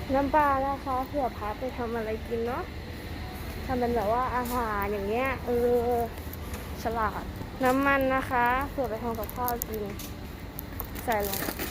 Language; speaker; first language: Thai; native; Thai